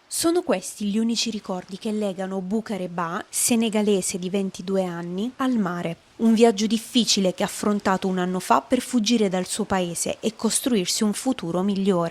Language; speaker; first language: Italian; native; Italian